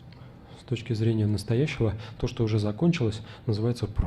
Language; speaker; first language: Russian; native; Russian